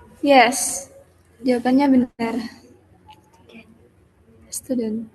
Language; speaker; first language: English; non-native, learner; Indonesian